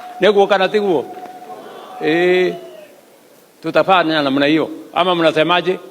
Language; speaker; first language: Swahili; non-native, local second language; Kalenjin